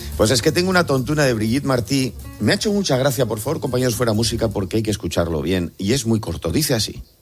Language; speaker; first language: Spanish; native; Spanish